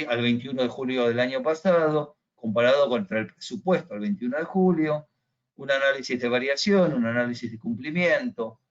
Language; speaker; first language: Spanish; native; Spanish